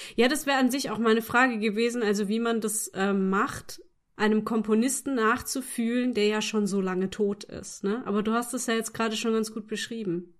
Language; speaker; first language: German; native; German